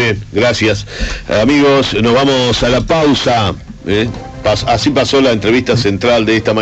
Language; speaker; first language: Spanish; native; Spanish